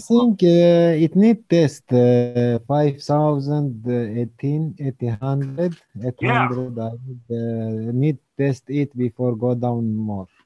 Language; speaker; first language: English; non-native, learner; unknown